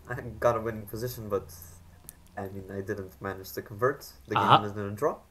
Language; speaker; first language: English; non-native, fluent; Macedonian